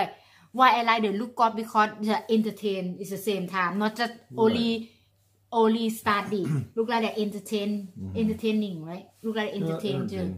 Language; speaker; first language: English; non-native, learner; Thai